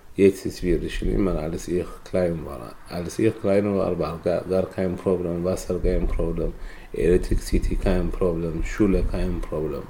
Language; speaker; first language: German; non-native, learner; Tigrinya